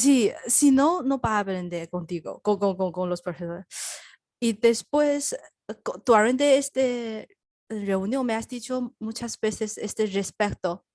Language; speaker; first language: Spanish; non-native, learner; Chinese